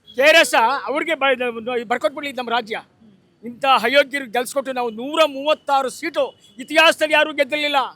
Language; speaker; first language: Kannada; native; Kannada